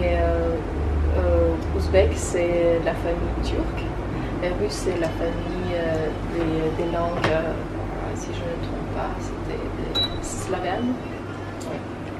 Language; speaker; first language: French; non-native, fluent; Tajik